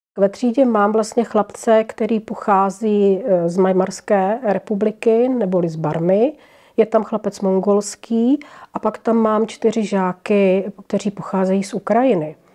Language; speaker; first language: Czech; native; Czech